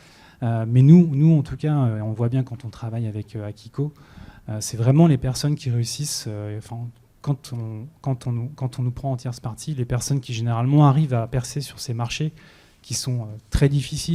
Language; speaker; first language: French; native; French